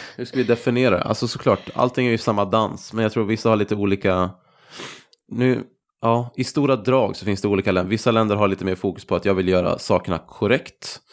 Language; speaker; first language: Swedish; native; Swedish